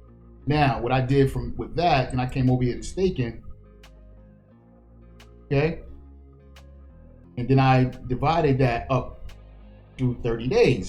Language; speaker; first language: English; native; English